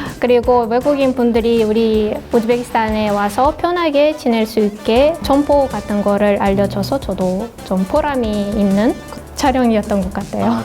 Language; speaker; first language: Korean; non-native, fluent; Uzbek